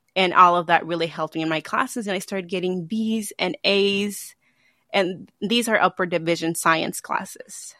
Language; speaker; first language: English; early bilingual, other home language; Spanish